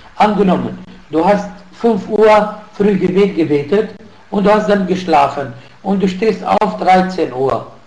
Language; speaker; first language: German; non-native, fluent; Arabic